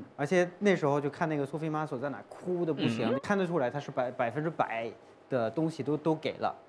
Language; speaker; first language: Chinese; non-native, fluent; French